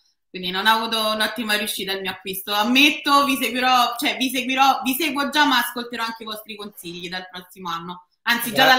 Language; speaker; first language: Italian; native; Italian